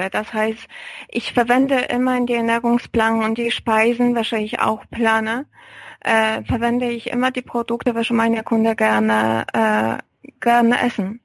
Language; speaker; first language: German; non-native, fluent; Polish